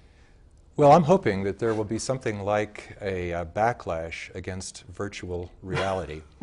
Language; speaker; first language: English; native; English